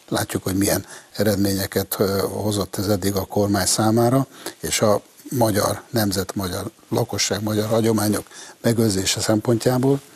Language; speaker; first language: Hungarian; native; Hungarian